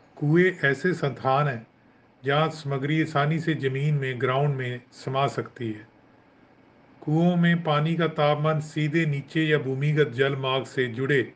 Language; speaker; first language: Hindi; non-native, local second language; Punjabi